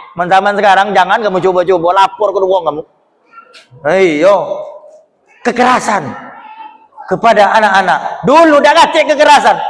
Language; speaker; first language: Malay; native; Malay